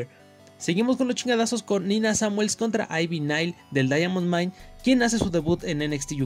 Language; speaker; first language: Spanish; native; Spanish